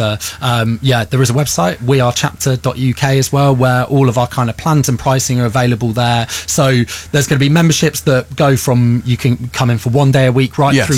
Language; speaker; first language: English; native; English